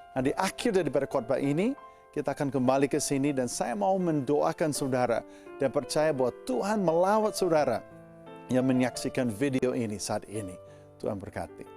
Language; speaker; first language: Indonesian; non-native, fluent; English